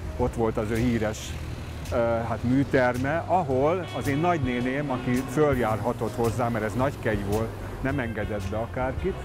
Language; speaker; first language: Hungarian; native; Hungarian